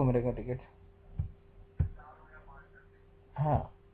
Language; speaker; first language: Hindi; non-native, local second language; Pashto